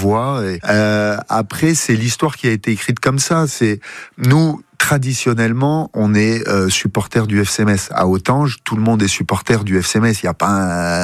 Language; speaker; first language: French; native; French